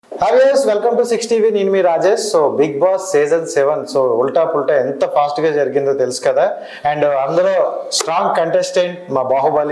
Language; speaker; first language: Telugu; native; Telugu